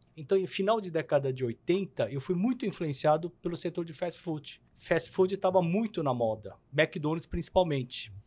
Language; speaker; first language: Portuguese; early bilingual, other home language; Korean